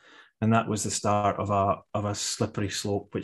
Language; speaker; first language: English; native; English